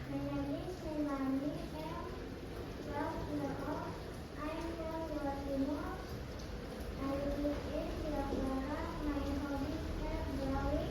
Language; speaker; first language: English; non-native, learner; Indonesian